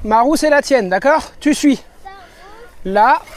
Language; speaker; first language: French; native; French